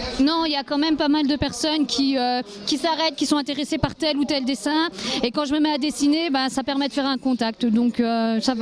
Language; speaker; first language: French; native; French